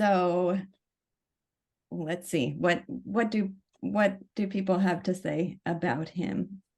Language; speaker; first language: English; native; English